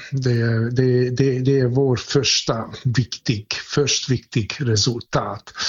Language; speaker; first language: Swedish; non-native, fluent; Hungarian